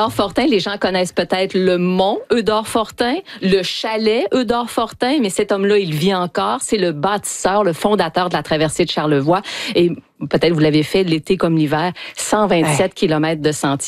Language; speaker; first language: French; native; French